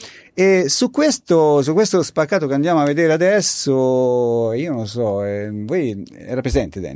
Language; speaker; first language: Italian; native; Italian